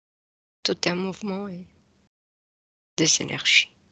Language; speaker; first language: French; non-native, fluent; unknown